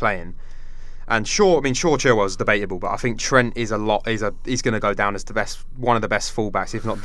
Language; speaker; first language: English; native; English